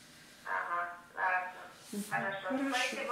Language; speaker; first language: Russian; non-native, learner; Uzbek